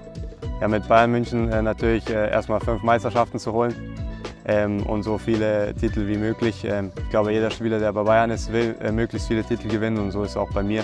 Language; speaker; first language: German; early bilingual, other home language; Croatian